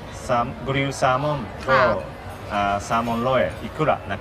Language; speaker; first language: Thai; non-native, learner; Japanese